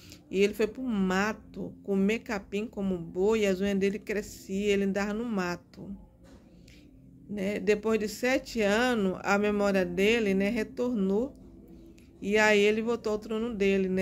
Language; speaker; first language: Portuguese; native; Portuguese